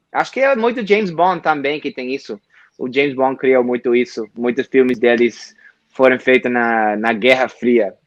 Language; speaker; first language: Portuguese; non-native, fluent; English